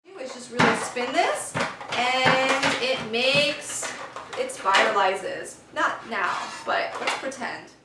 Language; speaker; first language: English; native; English